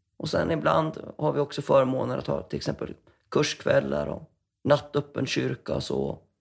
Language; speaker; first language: Swedish; native; Swedish